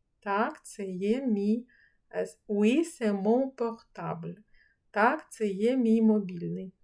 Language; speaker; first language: Ukrainian; native; Ukrainian